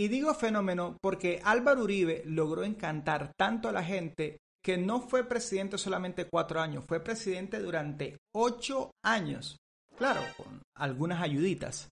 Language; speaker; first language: Spanish; native; Spanish